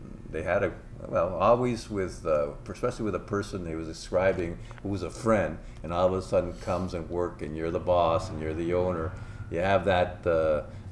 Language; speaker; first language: English; non-native, local second language; Spanish